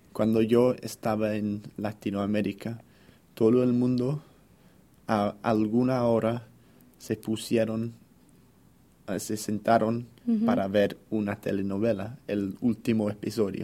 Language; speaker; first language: Spanish; non-native, fluent; English